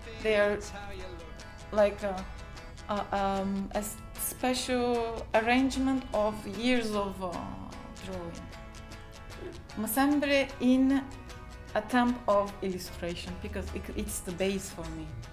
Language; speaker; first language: English; non-native, fluent; Turkish